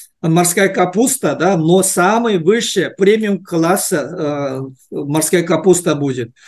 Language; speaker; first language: Russian; non-native, learner; Korean